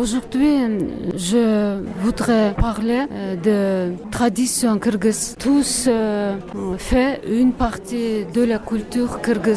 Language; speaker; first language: French; non-native, learner; Kyrgyz